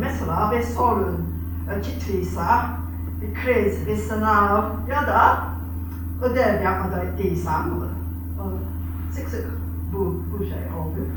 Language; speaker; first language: Turkish; non-native, fluent; English